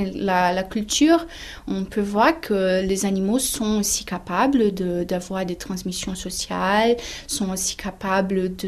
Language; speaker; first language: French; non-native, fluent; Portuguese